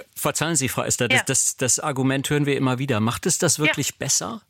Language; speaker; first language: German; native; German